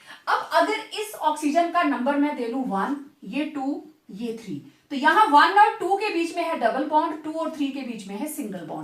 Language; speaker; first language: Hindi; native; Hindi